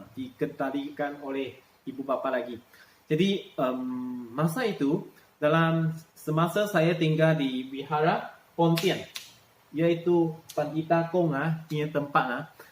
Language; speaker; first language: Malay; non-native, local second language; Chinese